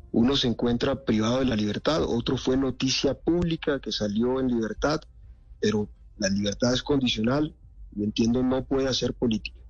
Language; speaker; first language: Spanish; native; Spanish